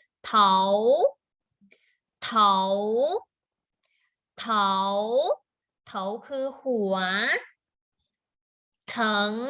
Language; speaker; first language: Chinese; non-native, fluent; Thai